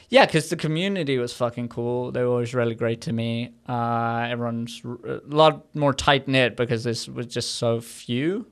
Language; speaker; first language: English; native; English